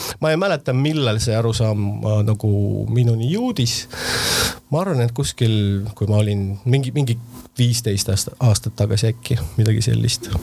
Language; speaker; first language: Estonian; non-native, local second language; Russian